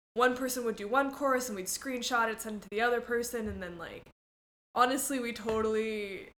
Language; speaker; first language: English; early bilingual, other home language; Spanish